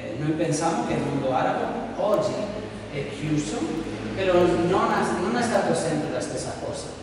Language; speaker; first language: Italian; non-native, learner; Spanish